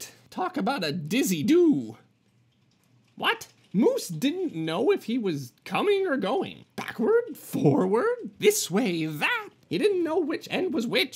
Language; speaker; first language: English; native; English